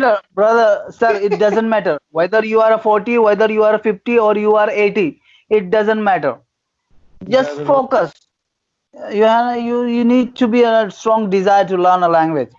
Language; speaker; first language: English; non-native, fluent; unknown